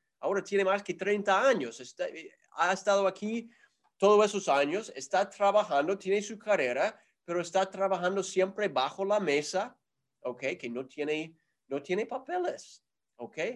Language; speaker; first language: Spanish; non-native, fluent; English